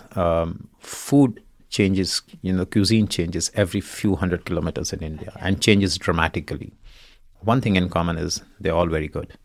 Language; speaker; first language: English; non-native, local second language; Hindi